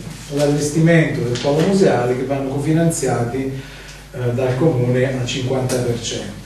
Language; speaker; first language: Italian; native; Italian